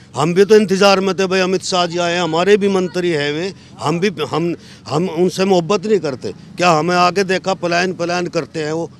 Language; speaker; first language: Hindi; native; Hindi